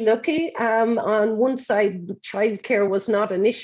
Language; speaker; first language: English; native; English